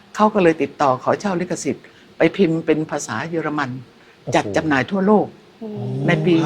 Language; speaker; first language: Thai; native; Thai